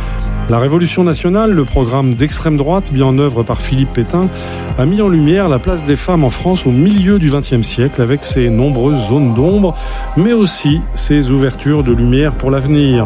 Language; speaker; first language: French; native; French